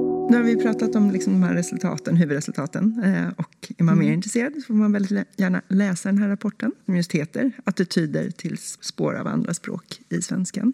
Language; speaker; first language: Swedish; native; Swedish